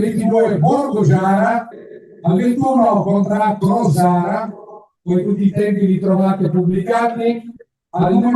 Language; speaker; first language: Italian; native; Italian